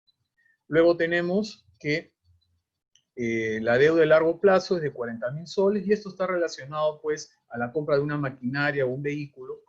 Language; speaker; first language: Spanish; native; Spanish